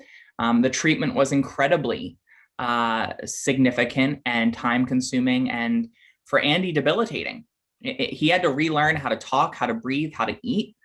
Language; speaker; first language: English; native; English